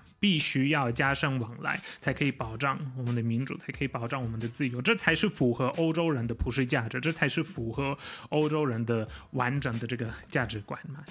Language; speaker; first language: Chinese; non-native, fluent; Polish